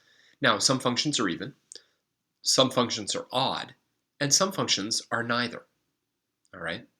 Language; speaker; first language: English; native; English